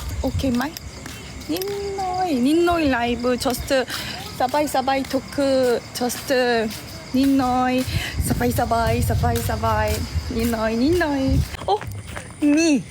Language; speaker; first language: Thai; non-native, learner; Korean